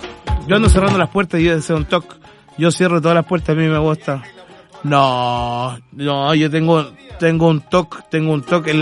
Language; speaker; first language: Spanish; native; Spanish